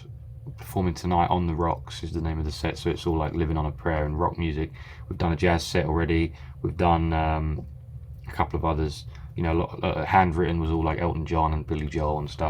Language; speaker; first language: English; native; English